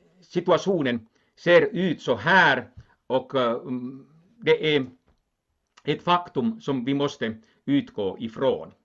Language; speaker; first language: Swedish; non-native, local second language; Finnish